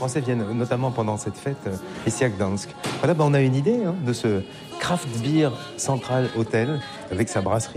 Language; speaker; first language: French; native; French